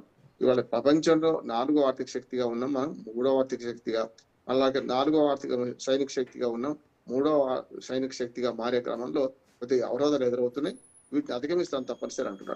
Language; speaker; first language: Telugu; native; Telugu